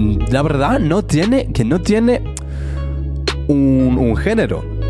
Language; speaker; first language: Spanish; non-native, fluent; English